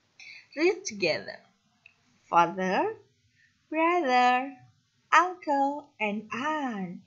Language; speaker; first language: English; non-native, fluent; Indonesian